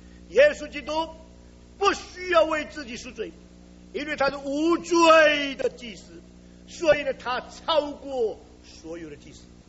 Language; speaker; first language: Chinese; native; Chinese